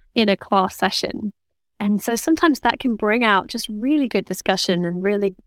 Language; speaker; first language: English; native; English